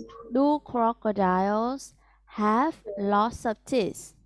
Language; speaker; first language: English; non-native, fluent; Vietnamese